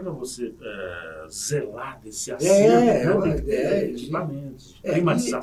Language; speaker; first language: Portuguese; native; Portuguese